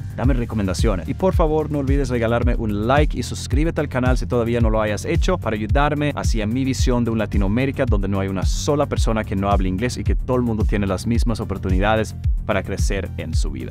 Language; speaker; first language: Spanish; native; Spanish